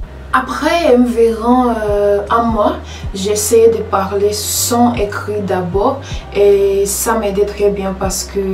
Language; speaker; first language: French; non-native, learner; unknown